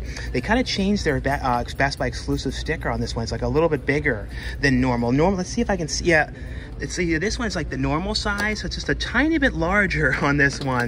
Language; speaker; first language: English; native; English